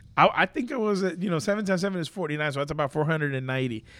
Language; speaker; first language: English; early bilingual, other home language; Spanish